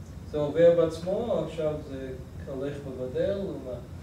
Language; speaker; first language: Hebrew; non-native, fluent; English